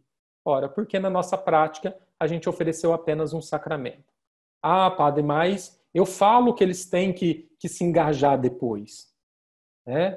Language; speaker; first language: Portuguese; native; Portuguese